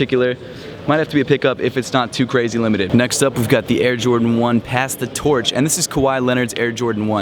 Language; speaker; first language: English; native; English